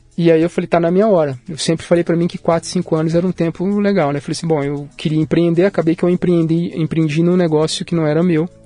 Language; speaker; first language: Portuguese; native; Portuguese